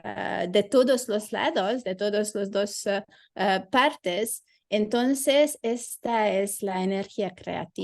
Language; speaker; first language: Spanish; non-native, fluent; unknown